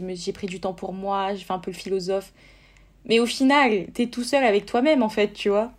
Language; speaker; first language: French; native; French